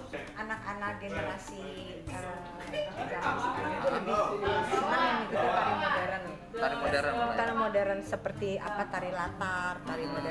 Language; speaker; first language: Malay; non-native, local second language; Sundanese